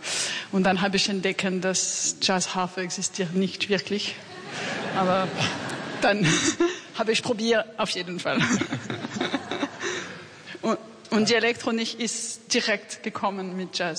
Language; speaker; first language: German; non-native, learner; French